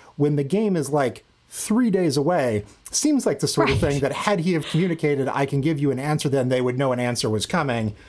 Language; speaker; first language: English; native; English